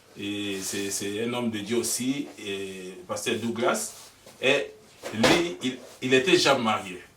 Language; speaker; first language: French; non-native, local second language; Lingala